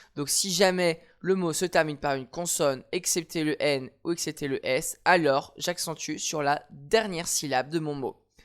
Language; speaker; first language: French; native; French